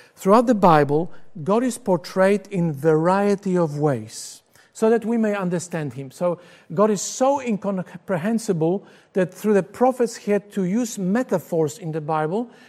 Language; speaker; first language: English; non-native, fluent; Polish